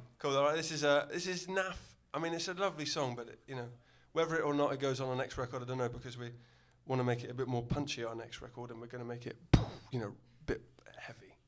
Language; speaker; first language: English; native; English